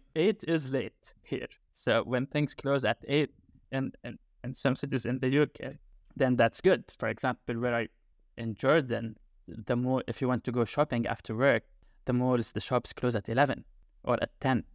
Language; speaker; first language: English; non-native, fluent; Arabic